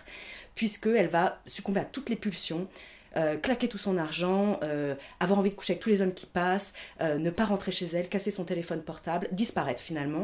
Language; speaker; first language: French; native; French